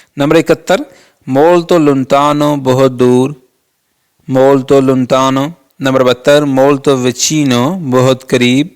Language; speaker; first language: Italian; non-native, fluent; Urdu